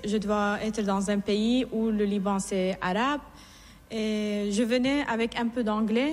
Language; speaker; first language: French; non-native, fluent; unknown